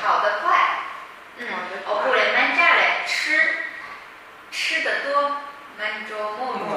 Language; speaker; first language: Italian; non-native, learner; Chinese